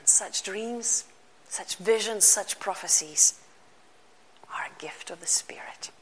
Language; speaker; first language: English; non-native, fluent; Lithuanian